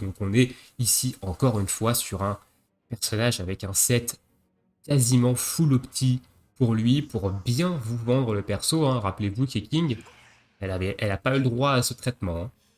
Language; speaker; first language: French; native; French